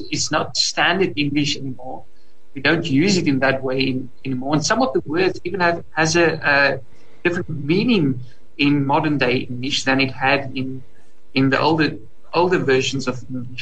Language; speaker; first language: English; non-native, local second language; Afrikaans